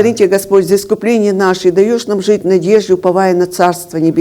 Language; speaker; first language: Russian; native; Russian